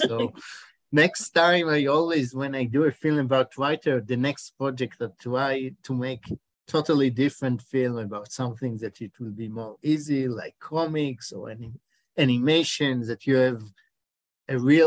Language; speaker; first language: English; non-native, fluent; Hebrew